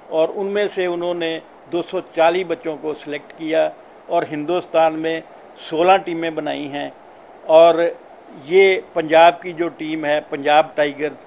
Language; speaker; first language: Hindi; non-native, local second language; Punjabi